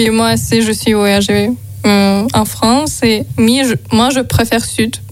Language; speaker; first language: French; non-native, learner; Azerbaijani